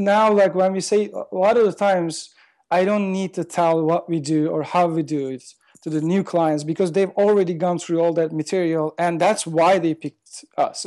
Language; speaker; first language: English; non-native, fluent; Turkish